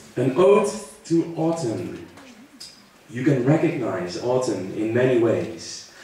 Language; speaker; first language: English; non-native, fluent; Dutch